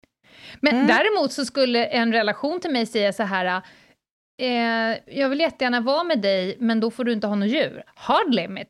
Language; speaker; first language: Swedish; native; Swedish